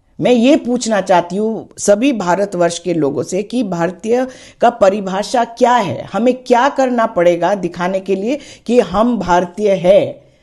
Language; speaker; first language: Hindi; non-native, local second language; Khasi